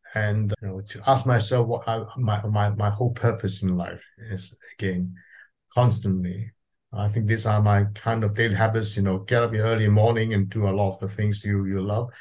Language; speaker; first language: English; non-native, local second language; Cantonese